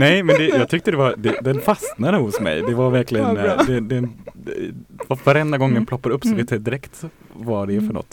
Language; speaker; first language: Swedish; native; Swedish